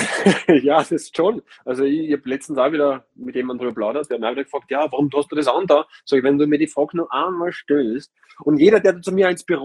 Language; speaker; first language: German; native; German